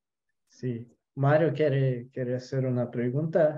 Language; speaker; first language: Spanish; non-native, local second language; Portuguese